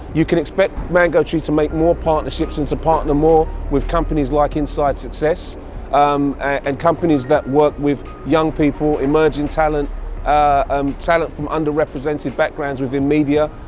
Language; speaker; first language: English; native; English